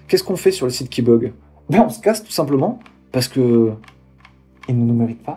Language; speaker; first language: French; native; French